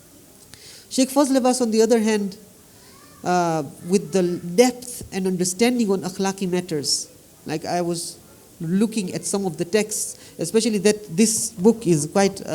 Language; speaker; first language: English; non-native, fluent; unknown